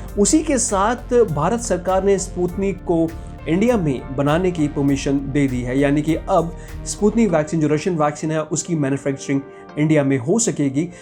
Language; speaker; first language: Hindi; native; Hindi